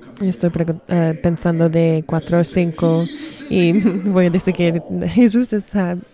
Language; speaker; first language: Spanish; non-native, learner; English